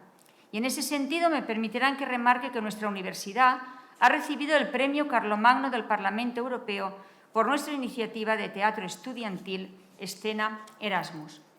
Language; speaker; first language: Spanish; native; Spanish